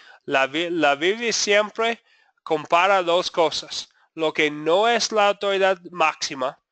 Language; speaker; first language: Spanish; non-native, fluent; English